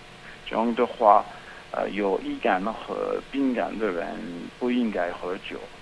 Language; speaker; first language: Chinese; non-native, fluent; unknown